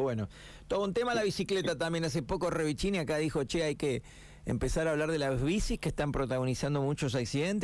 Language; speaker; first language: Spanish; native; Spanish